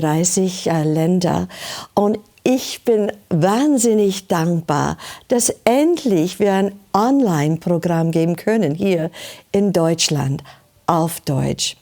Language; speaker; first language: German; non-native, learner; English